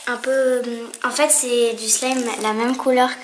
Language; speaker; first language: French; native; French